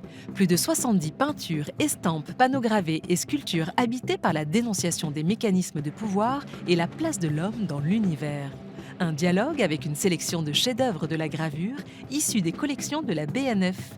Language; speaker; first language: French; native; French